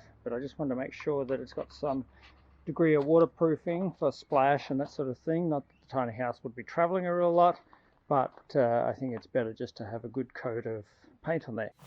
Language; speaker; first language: English; native; English